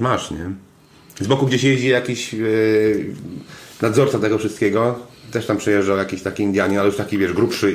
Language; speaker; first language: Polish; native; Polish